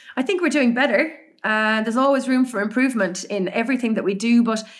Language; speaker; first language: English; native; English